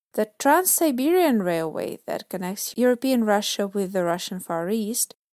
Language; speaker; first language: English; non-native, fluent; Russian